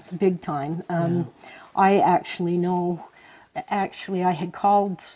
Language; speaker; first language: English; native; English